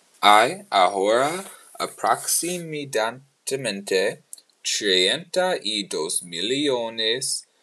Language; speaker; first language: Spanish; non-native, learner; English